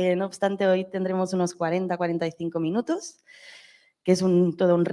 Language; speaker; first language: Spanish; non-native, local second language; Catalan